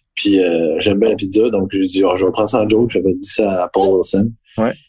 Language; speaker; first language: French; native; French